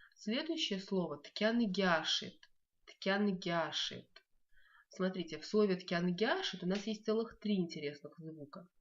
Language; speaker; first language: Russian; non-native, local second language; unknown